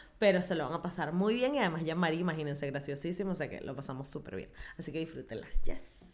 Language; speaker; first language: Spanish; native; Spanish